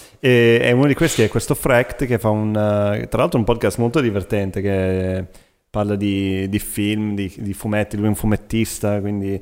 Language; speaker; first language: Italian; native; Italian